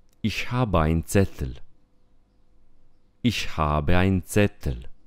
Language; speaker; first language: German; non-native, fluent; Romanian